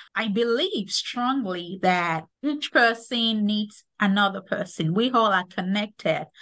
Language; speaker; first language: English; non-native, local second language; Yoruba